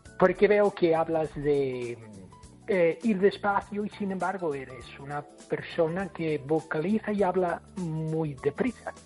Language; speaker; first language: Spanish; non-native, fluent; English